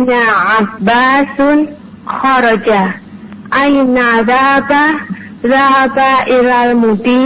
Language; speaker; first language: Arabic; non-native, learner; Indonesian